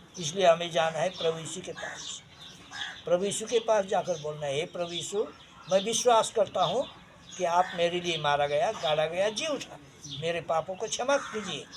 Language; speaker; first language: Hindi; non-native, local second language; Nepali